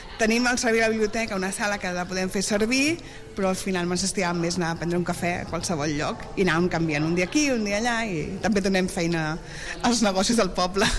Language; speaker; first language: Catalan; native; Catalan